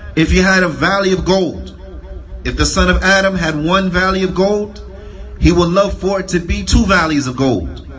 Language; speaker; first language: English; native; English